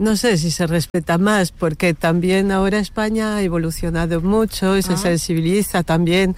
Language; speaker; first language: Spanish; non-native, fluent; French